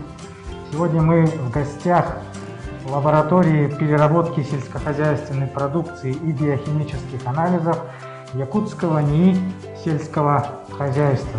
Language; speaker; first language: Russian; native; Russian